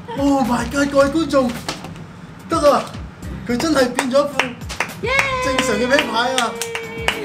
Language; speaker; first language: Cantonese; native; Cantonese